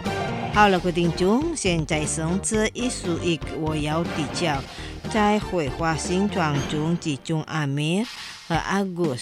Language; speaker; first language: Chinese; non-native, fluent; Indonesian